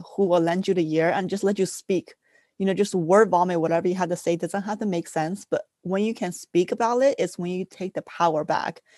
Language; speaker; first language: English; early bilingual, other home language; Chinese